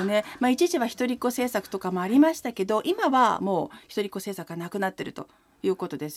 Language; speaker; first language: Japanese; native; Japanese